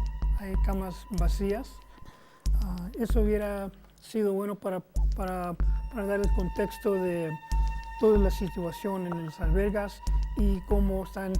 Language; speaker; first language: Spanish; non-native, fluent; English